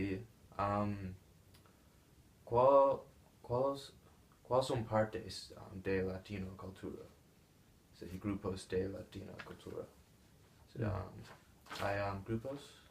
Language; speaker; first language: Spanish; non-native, learner; English